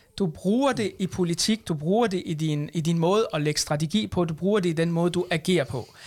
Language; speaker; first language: Danish; early bilingual, other home language; Arabic